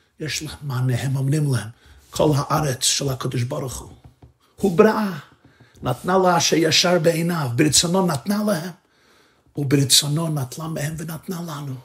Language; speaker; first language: Hebrew; non-native, fluent; English